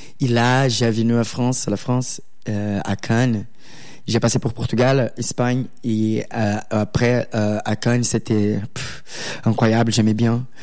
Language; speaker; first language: French; non-native, learner; Portuguese